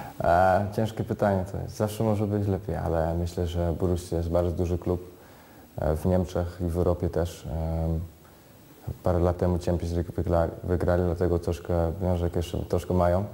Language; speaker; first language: Polish; early bilingual, heritage; Polish